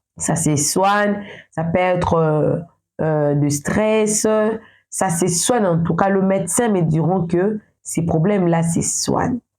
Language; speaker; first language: French; non-native, local second language; Lingala